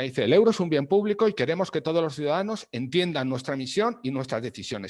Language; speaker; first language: Spanish; native; Spanish